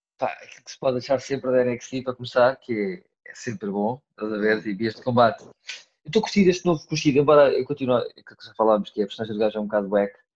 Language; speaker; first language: Portuguese; native; Portuguese